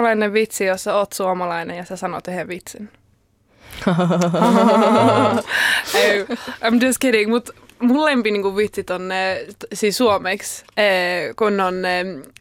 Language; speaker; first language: Finnish; early bilingual, heritage; Finnish